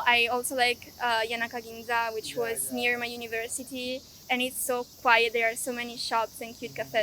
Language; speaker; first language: English; non-native, fluent; Italian